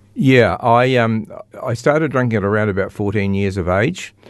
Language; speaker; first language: English; native; English